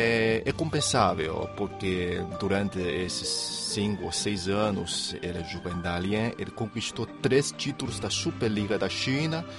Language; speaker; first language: Portuguese; non-native, fluent; Chinese